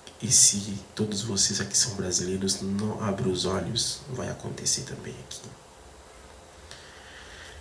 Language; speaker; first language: Portuguese; non-native, fluent; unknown